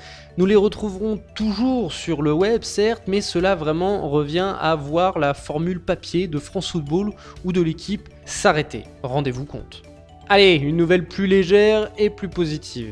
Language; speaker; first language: French; native; French